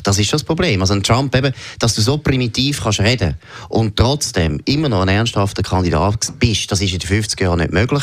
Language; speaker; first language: German; native; German